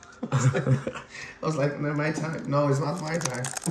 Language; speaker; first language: English; non-native, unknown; Portuguese